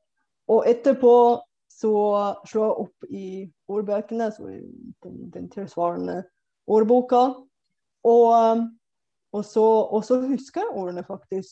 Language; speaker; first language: Norwegian; non-native, fluent; Bulgarian